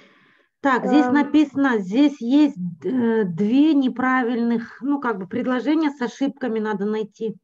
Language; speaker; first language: Russian; native; Russian